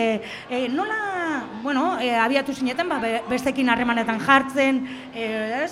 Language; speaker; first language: Basque; native; Basque